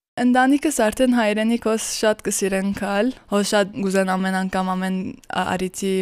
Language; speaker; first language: Armenian; early bilingual, heritage; Armenian